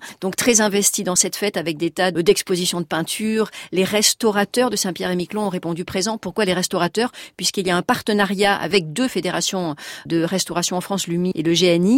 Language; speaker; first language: French; native; French